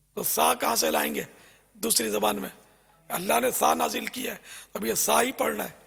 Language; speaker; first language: Urdu; native; Urdu